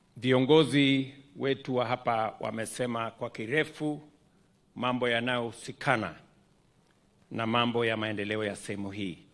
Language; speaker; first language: Swahili; non-native, local second language; Kalenjin